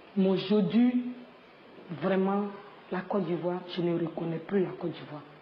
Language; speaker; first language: French; non-native, local second language; Dyula